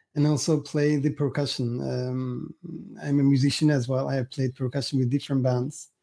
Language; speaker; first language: English; non-native, fluent; Turkish